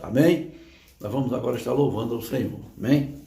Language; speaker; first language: Portuguese; native; Portuguese